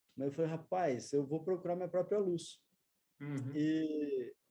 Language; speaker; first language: Portuguese; native; Portuguese